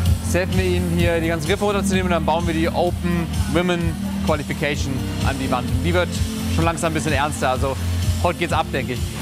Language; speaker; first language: German; native; German